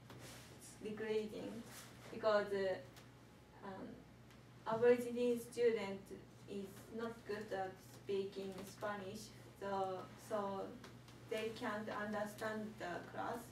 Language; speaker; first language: English; non-native, learner; Japanese